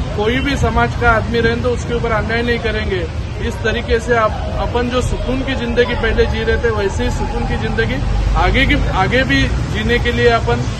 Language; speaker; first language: Hindi; non-native, local second language; Marathi